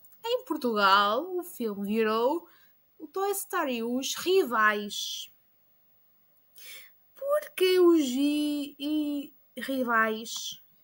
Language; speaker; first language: Portuguese; non-native, learner; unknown